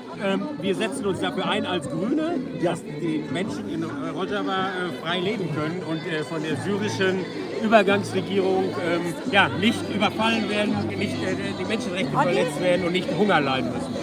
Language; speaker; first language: German; native; German